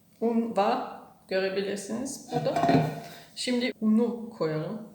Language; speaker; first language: Turkish; non-native, learner; German